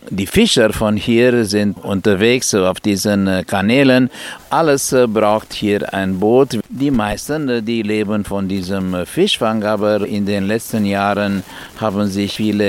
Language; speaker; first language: German; non-native, fluent; Romanian